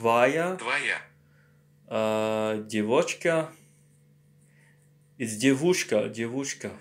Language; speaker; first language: Russian; non-native, learner; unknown